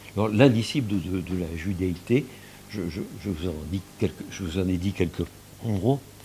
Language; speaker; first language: French; early bilingual, other home language; Yiddish